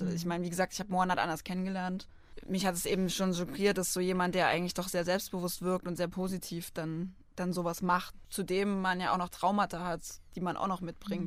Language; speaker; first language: German; native; German